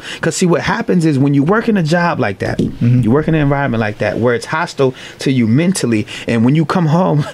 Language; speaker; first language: English; native; English